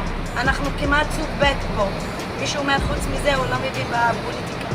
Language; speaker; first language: Hebrew; non-native, local second language; Arabic